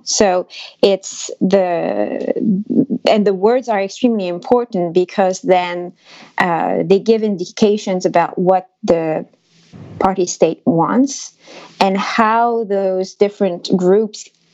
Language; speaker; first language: English; non-native, fluent; French